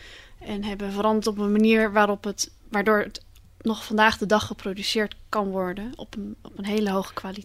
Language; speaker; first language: Dutch; native; Dutch